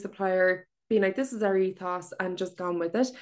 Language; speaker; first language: English; native; English